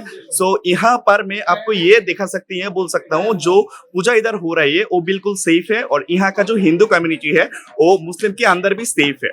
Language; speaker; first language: Hindi; non-native, learner; Bangla